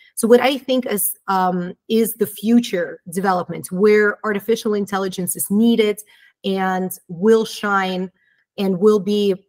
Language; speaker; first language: English; early bilingual, other home language; Romanian